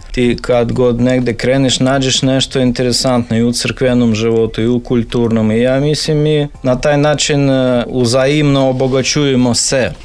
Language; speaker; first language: Serbian; non-native, fluent; Russian